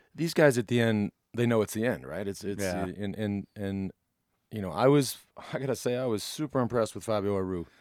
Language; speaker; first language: English; native; English